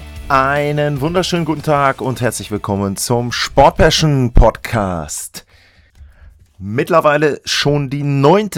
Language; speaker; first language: German; native; German